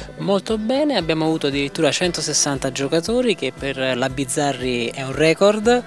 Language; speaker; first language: Italian; native; Italian